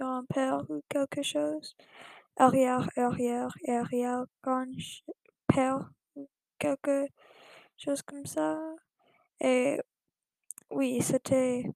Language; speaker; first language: French; non-native, learner; English